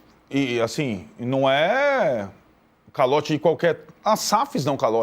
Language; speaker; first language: Portuguese; native; Portuguese